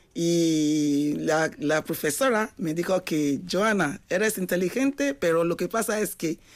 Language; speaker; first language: Spanish; non-native, fluent; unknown